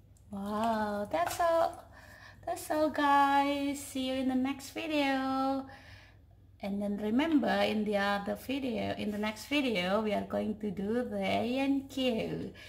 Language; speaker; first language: English; non-native, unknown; Javanese